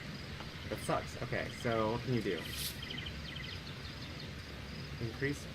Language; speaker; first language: English; native; English